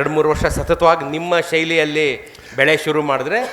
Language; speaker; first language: Kannada; native; Kannada